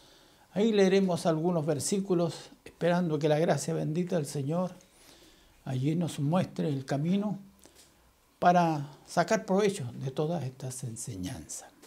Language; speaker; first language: Spanish; native; Spanish